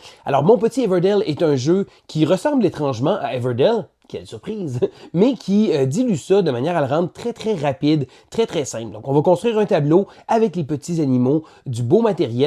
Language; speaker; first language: French; native; French